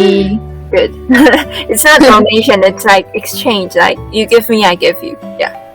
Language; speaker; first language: English; non-native, learner; Chinese